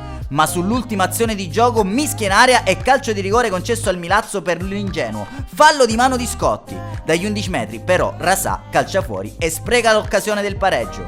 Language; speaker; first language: Italian; native; Italian